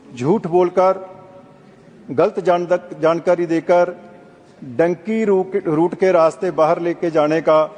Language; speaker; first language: Hindi; non-native, local second language; Punjabi